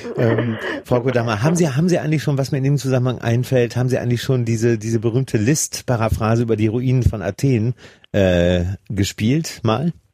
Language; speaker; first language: German; native; German